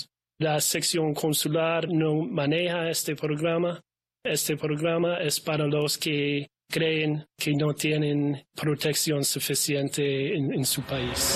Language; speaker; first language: Spanish; non-native, fluent; English